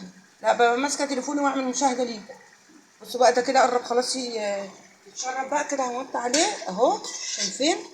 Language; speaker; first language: Arabic; native; Arabic